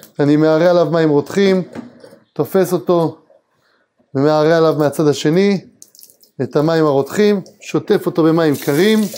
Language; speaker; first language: Hebrew; native; Hebrew